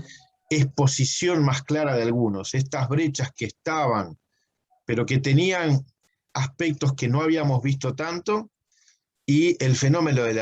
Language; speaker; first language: Spanish; native; Spanish